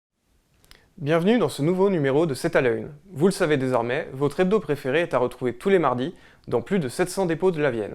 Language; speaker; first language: French; native; French